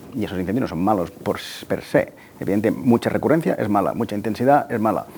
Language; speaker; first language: Spanish; native; Spanish